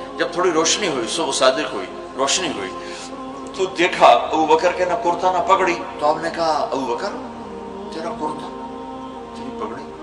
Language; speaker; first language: Urdu; non-native, local second language; Punjabi